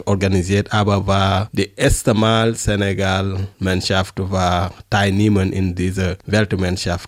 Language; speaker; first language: German; non-native, learner; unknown